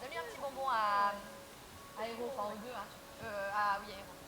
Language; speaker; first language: French; native; French